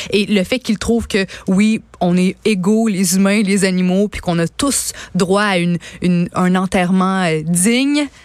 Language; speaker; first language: French; native; French